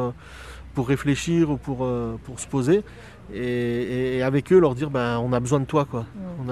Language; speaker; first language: French; native; French